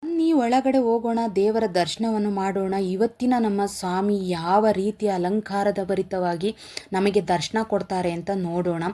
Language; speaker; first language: Kannada; native; Kannada